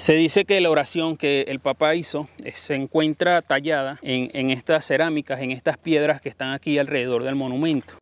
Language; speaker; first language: Spanish; native; Spanish